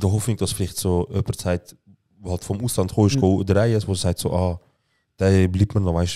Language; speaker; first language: German; native; German